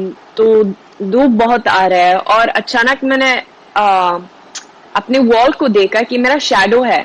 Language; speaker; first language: Hindi; non-native, learner; Swedish